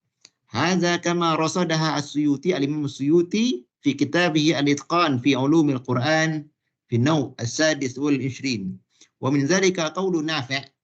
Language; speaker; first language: Arabic; non-native, fluent; Malay